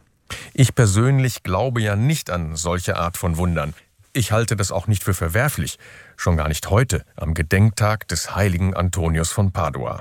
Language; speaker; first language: German; native; German